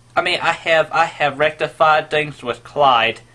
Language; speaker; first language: English; native; English